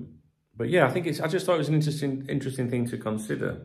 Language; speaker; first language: English; native; English